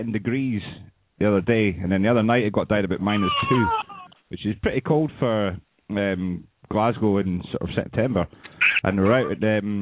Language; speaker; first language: English; native; English